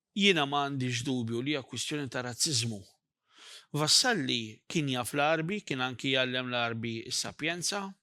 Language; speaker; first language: Maltese; native; Maltese